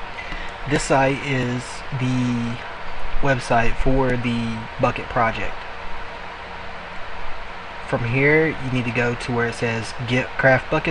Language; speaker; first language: English; native; English